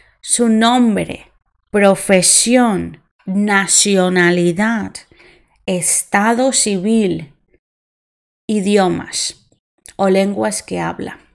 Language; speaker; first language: Spanish; non-native, fluent; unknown